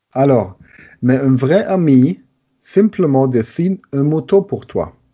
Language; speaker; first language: French; non-native, learner; German